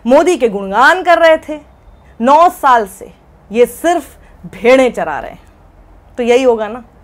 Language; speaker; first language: Hindi; native; Hindi